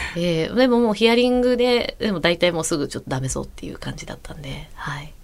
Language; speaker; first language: Japanese; native; Japanese